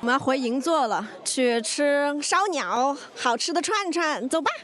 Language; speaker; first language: Chinese; native; Chinese